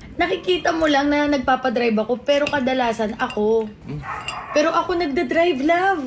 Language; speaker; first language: Filipino; native; Filipino